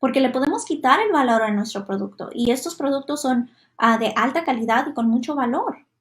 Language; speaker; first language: Spanish; non-native, fluent; Hungarian